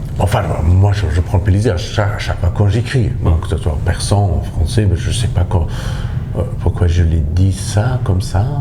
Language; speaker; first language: French; non-native, fluent; Persian